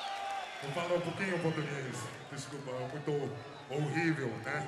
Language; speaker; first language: Portuguese; non-native, learner; English